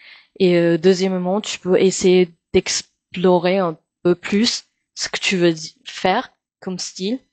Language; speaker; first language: French; non-native, fluent; Chinese